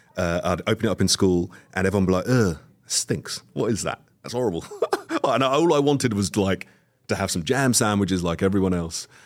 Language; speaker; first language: English; native; English